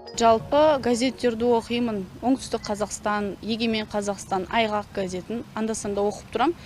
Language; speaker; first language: Kazakh; non-native, local second language; Russian